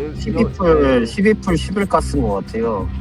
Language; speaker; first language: Korean; native; Korean